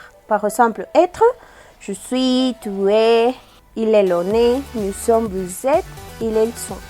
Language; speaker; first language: French; non-native, learner; Spanish